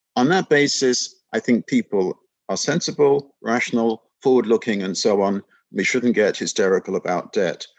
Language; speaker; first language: English; native; English